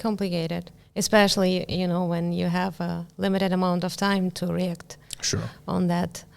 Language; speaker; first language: English; non-native, fluent; Ukrainian